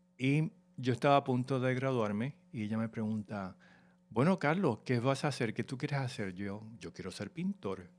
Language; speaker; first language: Spanish; native; Spanish